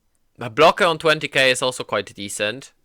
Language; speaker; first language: English; native; English